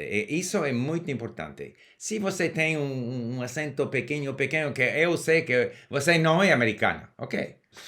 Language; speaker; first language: Portuguese; non-native, learner; English